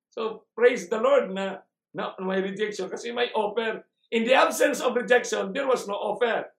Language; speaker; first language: English; non-native, local second language; Filipino